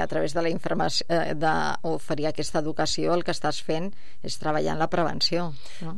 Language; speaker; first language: Catalan; native; Catalan